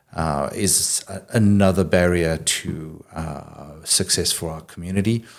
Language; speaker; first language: English; native; English